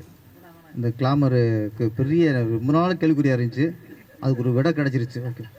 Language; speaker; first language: Tamil; native; Tamil